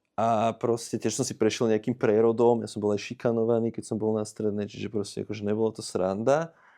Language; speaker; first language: Slovak; native; Slovak